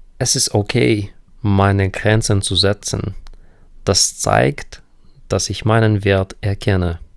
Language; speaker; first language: German; non-native, fluent; Ukrainian